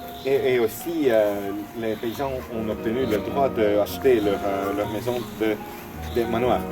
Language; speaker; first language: French; non-native, fluent; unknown